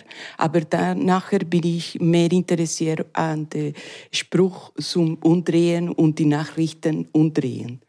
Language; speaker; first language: German; non-native, learner; Spanish